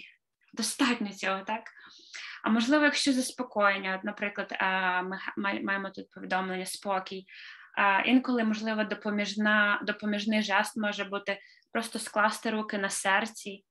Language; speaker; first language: Ukrainian; native; Ukrainian